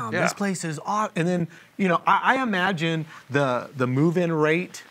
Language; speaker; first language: English; native; English